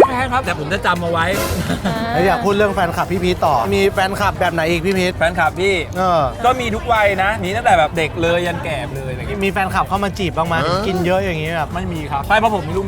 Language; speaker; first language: Thai; native; Thai